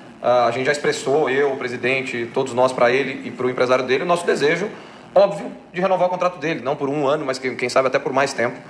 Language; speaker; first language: Portuguese; native; Portuguese